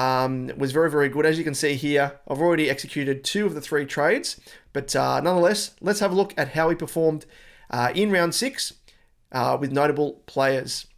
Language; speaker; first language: English; native; English